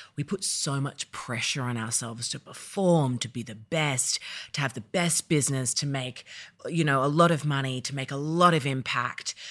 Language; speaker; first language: English; early bilingual, other home language; Yoruba